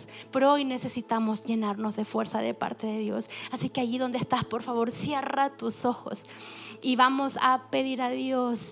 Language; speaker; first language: Spanish; native; Spanish